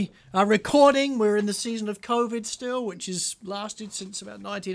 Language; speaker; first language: English; native; English